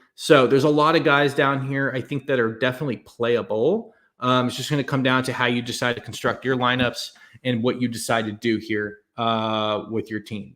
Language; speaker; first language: English; native; English